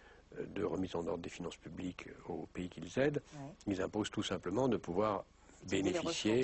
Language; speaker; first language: French; native; French